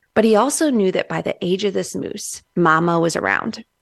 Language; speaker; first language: English; native; English